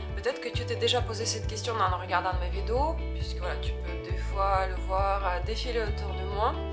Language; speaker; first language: French; non-native, fluent; Ukrainian